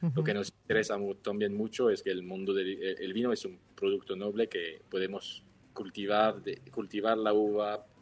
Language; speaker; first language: Spanish; non-native, fluent; French